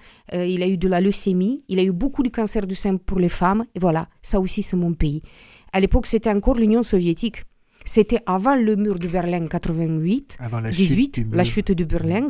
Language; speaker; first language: French; non-native, fluent; Romanian